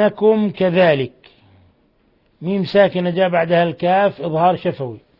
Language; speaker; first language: Arabic; native; Arabic